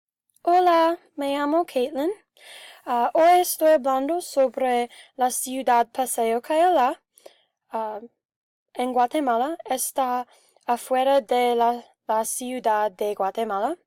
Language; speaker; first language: Spanish; non-native, learner; English